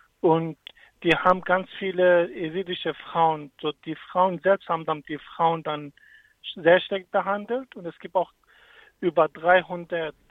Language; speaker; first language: German; non-native, fluent; Kurdish